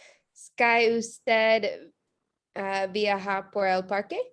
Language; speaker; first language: Spanish; non-native, learner; English